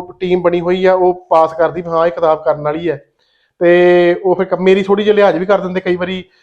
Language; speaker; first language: Punjabi; native; Punjabi